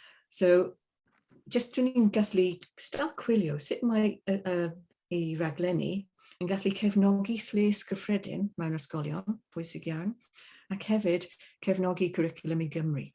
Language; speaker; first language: Welsh; non-native, learner; English